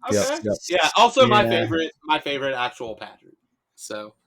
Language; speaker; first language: English; native; English